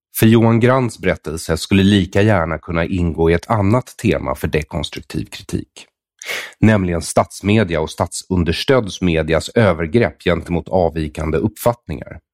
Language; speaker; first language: Swedish; native; Swedish